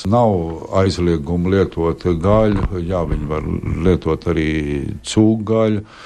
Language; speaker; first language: Latvian; native; Latvian